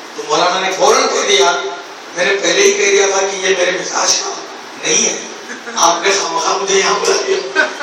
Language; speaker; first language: Urdu; native; Urdu